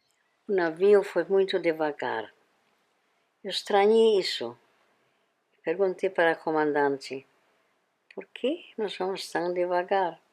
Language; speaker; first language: Portuguese; non-native, fluent; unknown